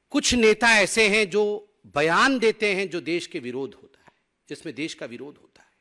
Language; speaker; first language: Hindi; native; Hindi